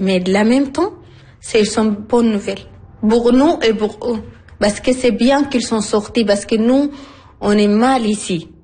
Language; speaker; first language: French; non-native, learner; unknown